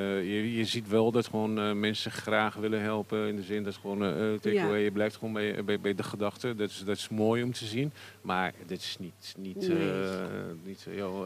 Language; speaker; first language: Dutch; non-native, fluent; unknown